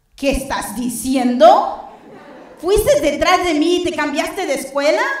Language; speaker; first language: Spanish; early bilingual, heritage; Spanish